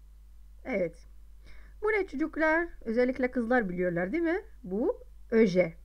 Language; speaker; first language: Turkish; non-native, fluent; Arabic